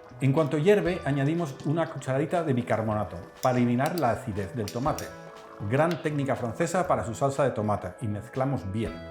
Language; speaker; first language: Spanish; non-native, fluent; Dutch